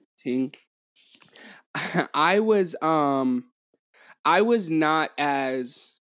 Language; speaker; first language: English; native; English